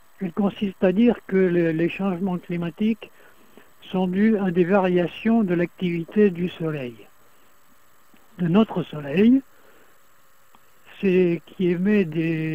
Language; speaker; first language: French; native; French